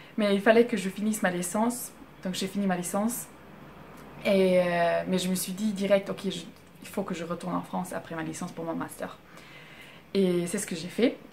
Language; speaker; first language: French; non-native, fluent; German